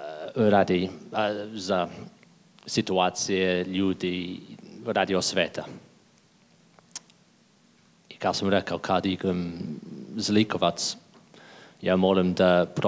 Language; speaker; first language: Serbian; non-native, learner; English